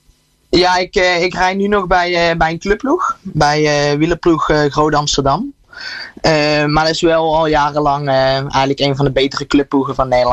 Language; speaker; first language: Dutch; native; Dutch